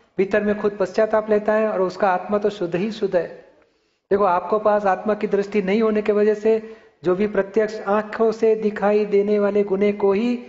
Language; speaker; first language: Hindi; non-native, local second language; Gujarati